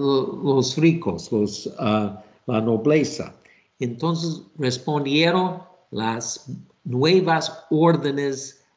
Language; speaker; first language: Spanish; non-native, fluent; English